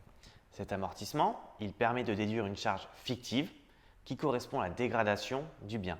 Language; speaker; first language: French; native; French